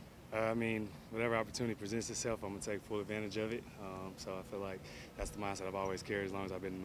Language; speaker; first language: English; native; English